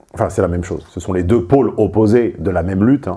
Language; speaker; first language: French; native; French